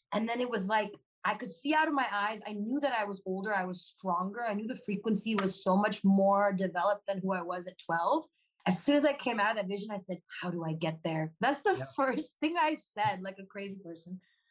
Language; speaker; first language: English; native; English